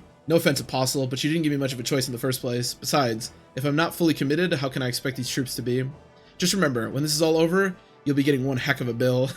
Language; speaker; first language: English; native; English